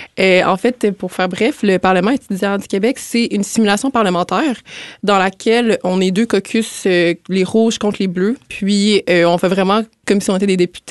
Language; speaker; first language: French; native; French